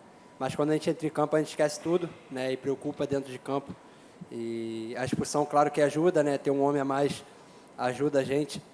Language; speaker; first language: Portuguese; native; Portuguese